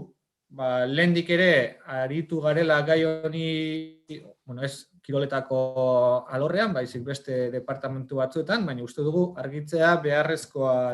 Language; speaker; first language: Basque; native; Basque